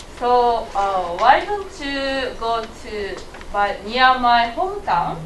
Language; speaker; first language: English; non-native, learner; Japanese